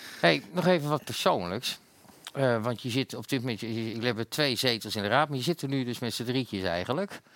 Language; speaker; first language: Dutch; native; Dutch